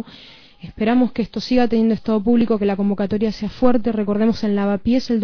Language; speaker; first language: Spanish; native; Spanish